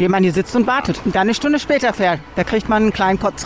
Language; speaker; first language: German; native; German